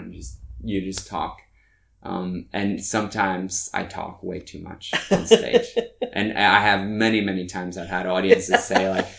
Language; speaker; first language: English; non-native, fluent; Norwegian